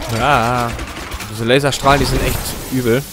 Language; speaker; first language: German; native; German